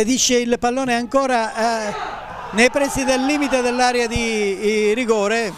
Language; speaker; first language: Italian; native; Italian